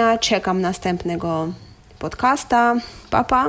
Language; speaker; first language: Polish; non-native, learner; Ukrainian